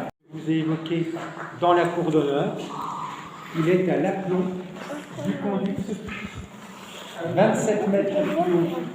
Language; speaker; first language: French; native; French